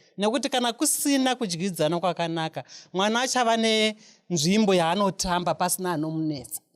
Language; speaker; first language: Shona; non-native, local second language; North Ndebele